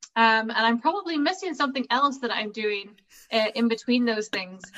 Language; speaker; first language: English; native; English